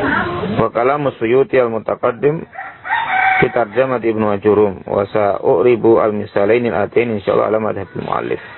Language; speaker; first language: Arabic; non-native, fluent; Indonesian